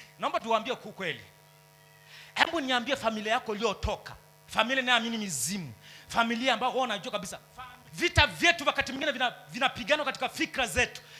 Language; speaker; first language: Swahili; native; Swahili